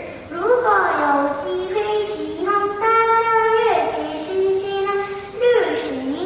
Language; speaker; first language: Chinese; non-native, learner; Korean